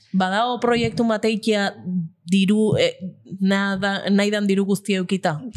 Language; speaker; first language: Basque; native; Basque